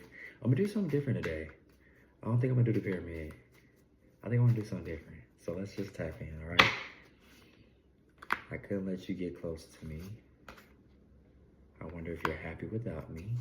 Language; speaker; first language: English; native; English